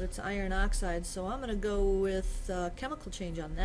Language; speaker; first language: English; native; English